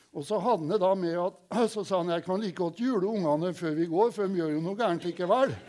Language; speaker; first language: Norwegian; native; Norwegian